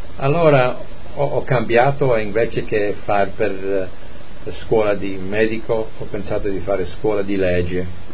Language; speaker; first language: Italian; early bilingual, heritage; Italian